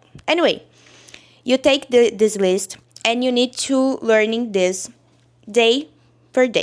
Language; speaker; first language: English; non-native, learner; Portuguese